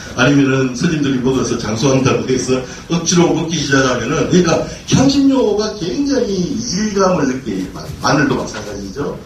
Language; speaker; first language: Korean; native; Korean